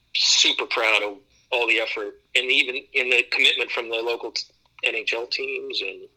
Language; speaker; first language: English; native; English